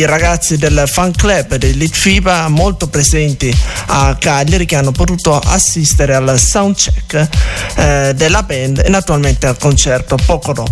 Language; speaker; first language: Italian; native; Italian